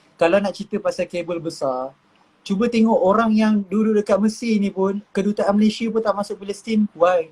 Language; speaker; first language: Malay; native; Malay